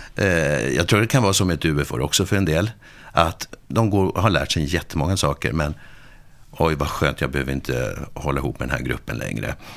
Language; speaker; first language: Swedish; native; Swedish